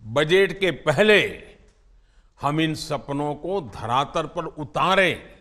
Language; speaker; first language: Hindi; non-native, local second language; Gujarati